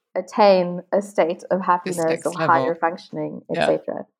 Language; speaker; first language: English; native; English